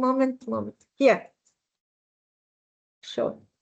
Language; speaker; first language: English; non-native, fluent; Italian